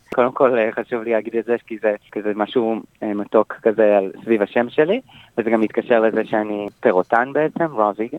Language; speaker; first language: Hebrew; native; Hebrew